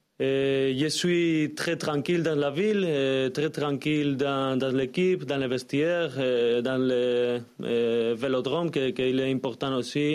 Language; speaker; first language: French; non-native, learner; Spanish